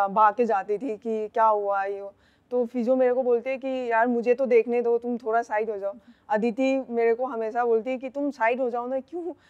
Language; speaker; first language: Hindi; non-native, local second language; Manipuri